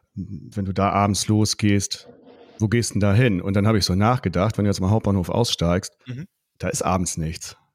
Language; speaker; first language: German; native; German